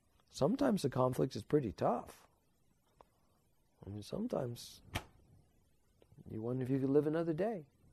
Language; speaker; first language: English; native; English